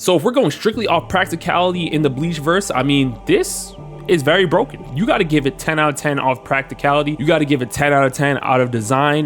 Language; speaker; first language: English; native; English